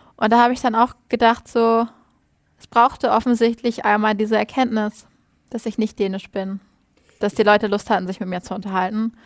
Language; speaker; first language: German; native; German